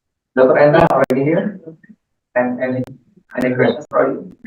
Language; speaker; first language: English; non-native, learner; Indonesian